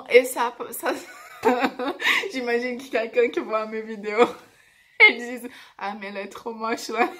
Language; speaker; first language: French; non-native, fluent; Portuguese